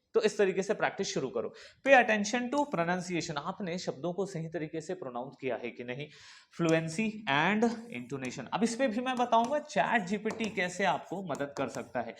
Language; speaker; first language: Hindi; native; Hindi